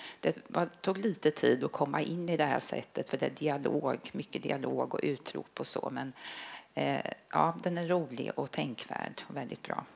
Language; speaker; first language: Swedish; native; Swedish